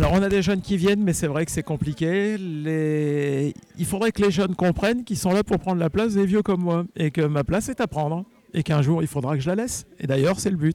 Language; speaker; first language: French; native; French